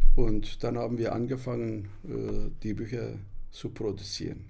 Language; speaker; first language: German; non-native, fluent; Turkish